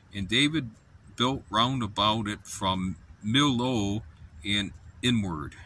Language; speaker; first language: English; native; English